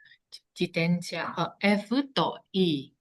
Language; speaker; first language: Japanese; non-native, learner; Indonesian